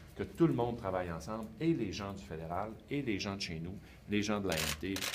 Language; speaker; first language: French; native; French